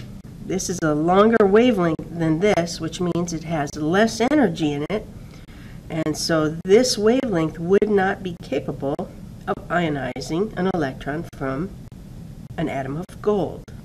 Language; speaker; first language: English; native; English